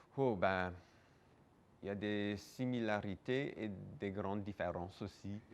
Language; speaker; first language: French; non-native, local second language; English